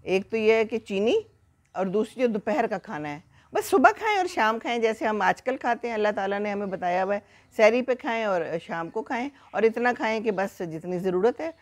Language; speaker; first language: Urdu; native; Urdu